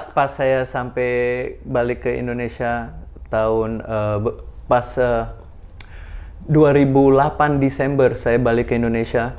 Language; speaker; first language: Indonesian; early bilingual, other home language; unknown